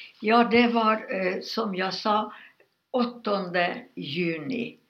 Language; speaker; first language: Swedish; non-native, fluent; Hungarian